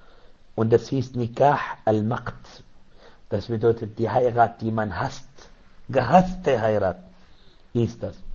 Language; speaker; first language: German; non-native, learner; Arabic